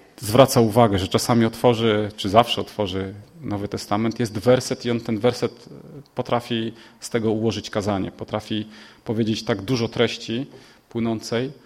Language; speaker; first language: Polish; native; Polish